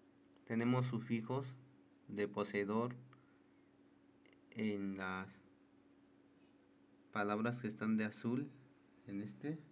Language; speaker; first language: Spanish; non-native, local second language; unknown